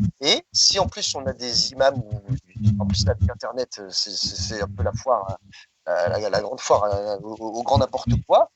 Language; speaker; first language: French; early bilingual, other home language; Riffian